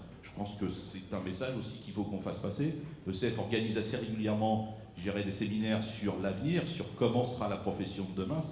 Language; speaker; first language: French; native; French